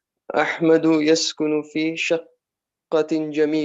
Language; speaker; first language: Arabic; non-native, learner; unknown